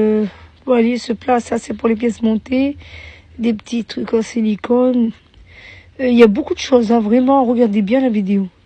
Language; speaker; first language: French; non-native, local second language; Arabic